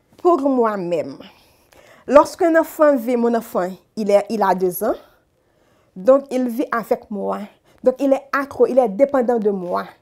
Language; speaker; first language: French; non-native, local second language; Haitian Creole